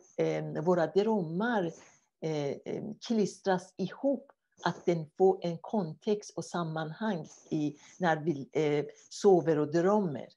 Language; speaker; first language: Swedish; non-native, fluent; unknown